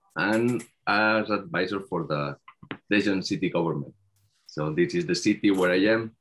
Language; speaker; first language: English; non-native, fluent; Spanish